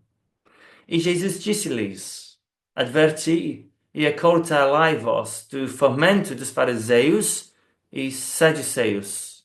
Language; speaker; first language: Portuguese; non-native, fluent; English